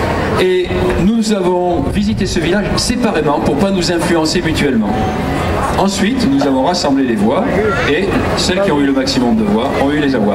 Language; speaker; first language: French; native; French